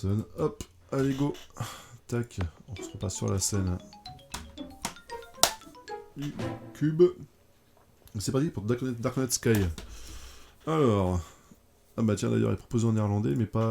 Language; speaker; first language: French; native; French